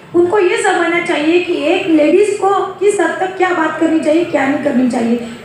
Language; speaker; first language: Hindi; non-native, local second language; Marathi